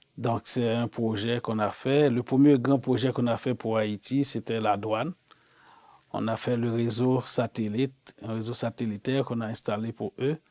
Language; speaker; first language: French; non-native, local second language; Haitian Creole